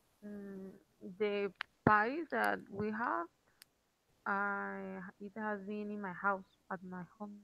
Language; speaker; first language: English; non-native, learner; Spanish